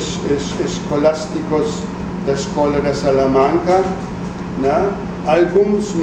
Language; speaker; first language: Portuguese; non-native, fluent; German